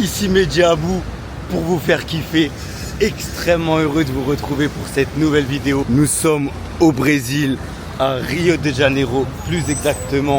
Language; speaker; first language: French; native; French